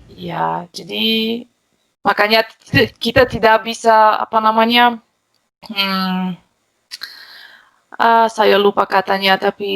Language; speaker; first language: Indonesian; non-native, fluent; Bulgarian